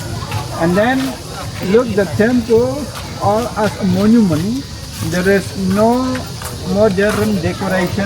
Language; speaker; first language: English; non-native, learner; Indonesian